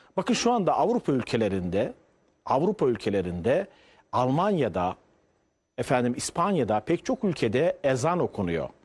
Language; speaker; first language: Turkish; native; Turkish